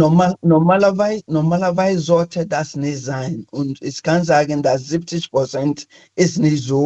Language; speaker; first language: German; non-native, fluent; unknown